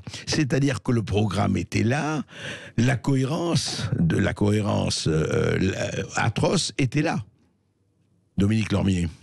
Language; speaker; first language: French; native; French